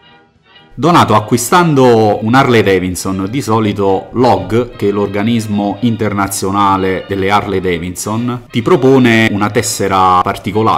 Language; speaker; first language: Italian; native; Italian